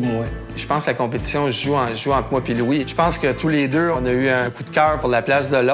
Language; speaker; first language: French; native; French